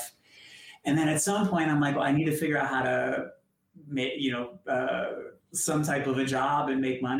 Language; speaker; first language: English; native; English